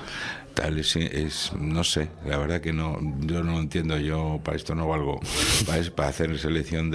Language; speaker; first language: Spanish; native; Spanish